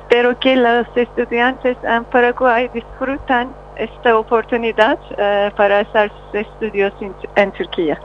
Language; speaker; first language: Spanish; non-native, fluent; Turkish